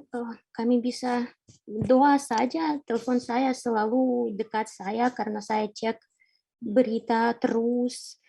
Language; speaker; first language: Indonesian; non-native, fluent; Ukrainian